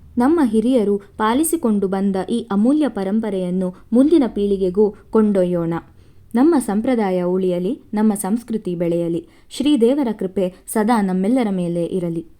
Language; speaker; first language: Kannada; non-native, local second language; Konkani